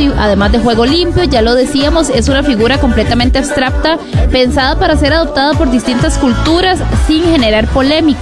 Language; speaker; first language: Spanish; native; Spanish